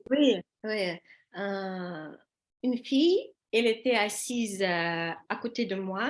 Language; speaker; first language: French; non-native, learner; Russian